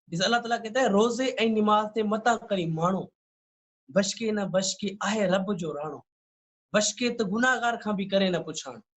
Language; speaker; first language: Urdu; non-native, local second language; Sindhi